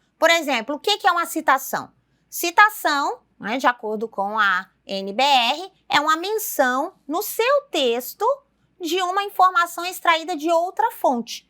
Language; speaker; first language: Portuguese; native; Portuguese